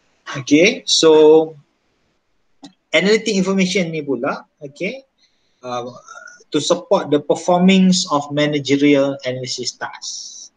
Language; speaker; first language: English; non-native, local second language; Malay